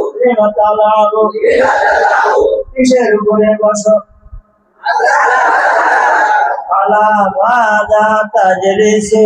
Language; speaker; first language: Arabic; non-native, fluent; Bangla